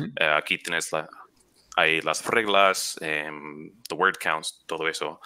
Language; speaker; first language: Spanish; non-native, fluent; English